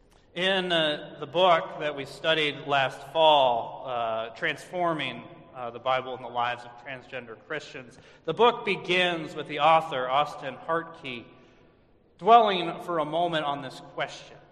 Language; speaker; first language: English; native; English